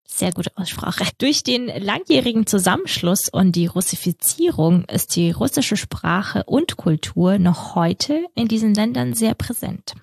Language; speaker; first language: German; early bilingual, other home language; Russian